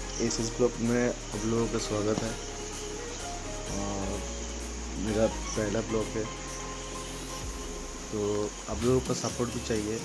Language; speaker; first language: Hindi; non-native, local second language; Bangla